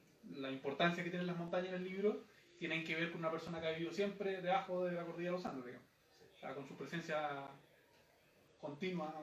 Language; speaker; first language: Spanish; native; Spanish